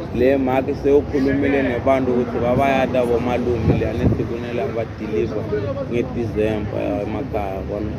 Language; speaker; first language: Zulu; non-native, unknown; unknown